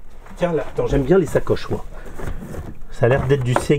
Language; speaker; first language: French; native; French